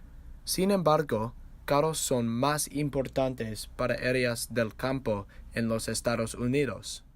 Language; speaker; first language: Spanish; non-native, learner; English